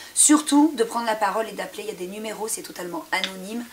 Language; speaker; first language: French; native; French